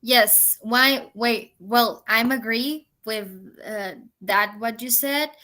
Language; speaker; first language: English; non-native, fluent; Spanish